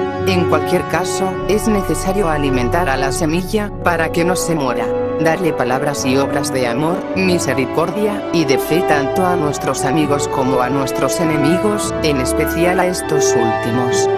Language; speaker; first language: Spanish; native; Spanish